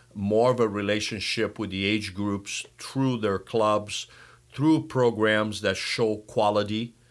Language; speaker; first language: English; non-native, fluent; Portuguese